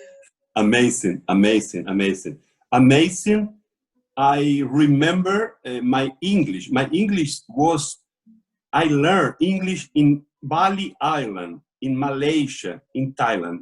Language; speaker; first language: English; non-native, learner; Portuguese